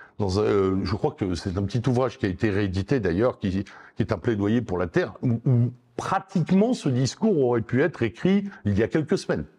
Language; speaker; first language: French; native; French